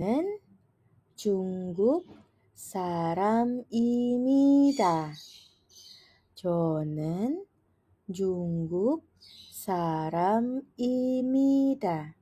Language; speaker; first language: Korean; non-native, fluent; Indonesian